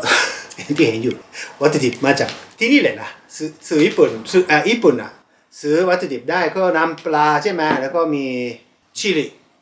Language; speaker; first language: Thai; non-native, fluent; Japanese